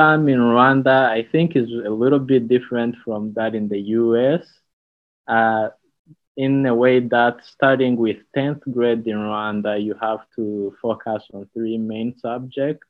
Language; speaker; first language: English; non-native, local second language; Kinyarwanda